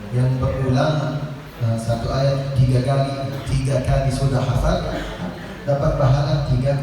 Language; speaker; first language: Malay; non-native, learner; Arabic